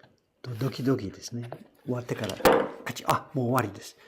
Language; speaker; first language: Japanese; non-native, fluent; English